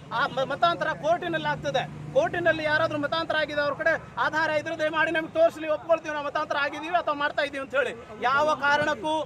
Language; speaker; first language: Kannada; non-native, local second language; Lambadi